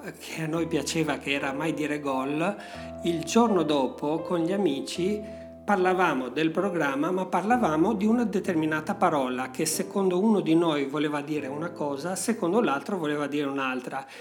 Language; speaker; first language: Italian; non-native, fluent; Albanian